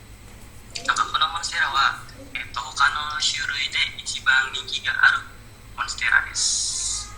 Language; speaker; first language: Japanese; non-native, learner; Indonesian